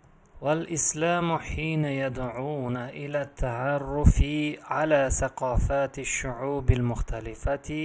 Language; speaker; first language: Arabic; non-native, fluent; Uzbek